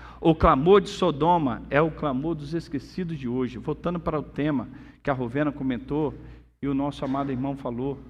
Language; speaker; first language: Portuguese; native; Portuguese